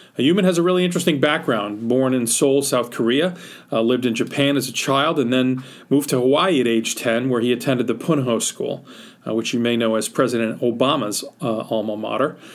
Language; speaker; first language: English; native; English